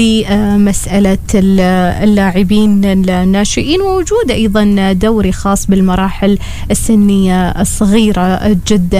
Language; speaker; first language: Arabic; native; Arabic